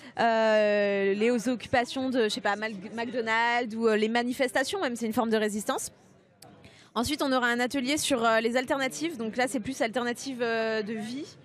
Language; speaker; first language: French; native; French